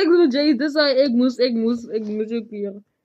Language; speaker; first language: Dutch; non-native, learner; Afrikaans